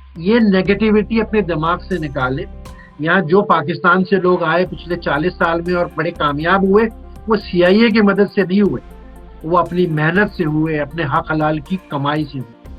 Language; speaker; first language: Urdu; native; Urdu